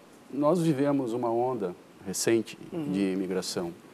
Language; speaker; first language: Portuguese; native; Portuguese